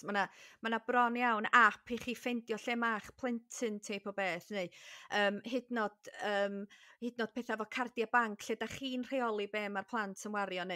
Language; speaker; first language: Welsh; native; Welsh